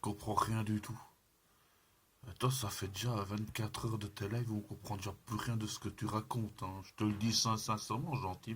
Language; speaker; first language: French; native; French